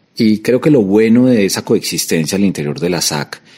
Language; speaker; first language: Spanish; native; Spanish